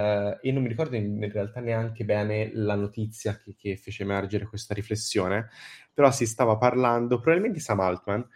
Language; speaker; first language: Italian; native; Italian